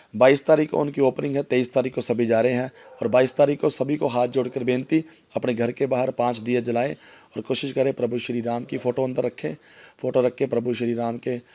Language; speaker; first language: Hindi; non-native, local second language; Punjabi